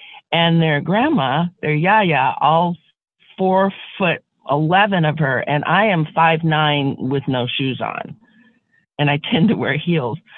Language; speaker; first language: English; native; English